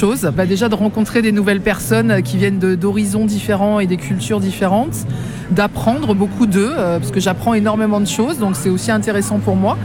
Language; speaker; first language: French; native; French